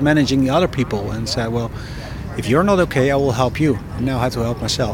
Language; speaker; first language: English; non-native, fluent; Dutch